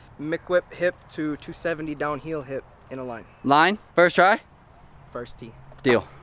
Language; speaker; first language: English; native; English